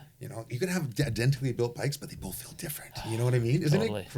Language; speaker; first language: English; native; English